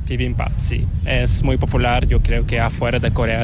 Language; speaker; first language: Spanish; non-native, fluent; Korean